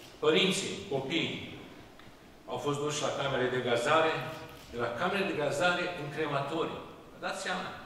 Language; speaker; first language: Romanian; early bilingual, heritage; Romanian